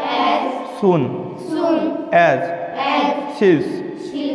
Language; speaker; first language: English; non-native, learner; Marathi